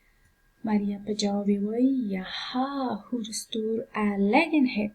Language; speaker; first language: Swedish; non-native, fluent; Pashto